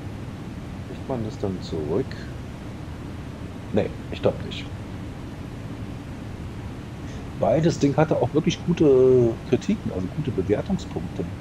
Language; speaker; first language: German; native; German